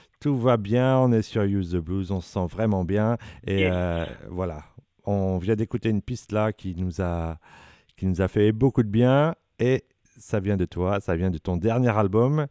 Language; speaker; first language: French; native; French